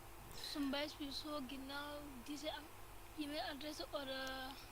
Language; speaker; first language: German; non-native, learner; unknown